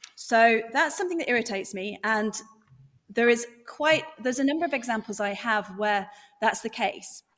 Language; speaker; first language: English; native; English